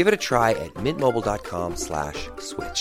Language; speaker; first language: English; native; English